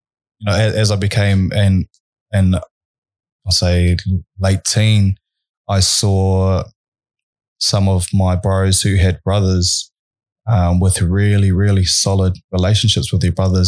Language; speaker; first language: English; native; English